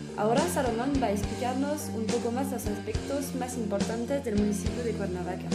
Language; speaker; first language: Spanish; non-native, fluent; French